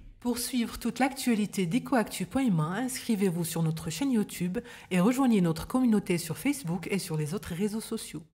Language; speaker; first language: French; non-native, local second language; Arabic